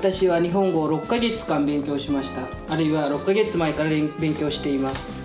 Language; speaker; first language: Japanese; non-native, learner; French